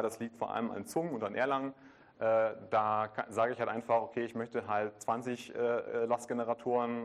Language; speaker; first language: German; native; German